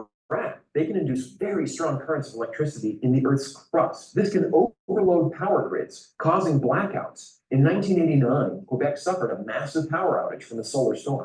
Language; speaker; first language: English; native; English